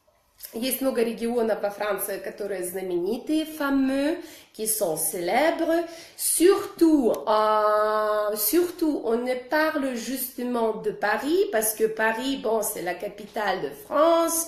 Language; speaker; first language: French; non-native, fluent; Russian